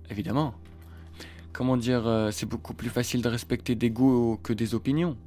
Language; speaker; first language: French; non-native, local second language; Arabic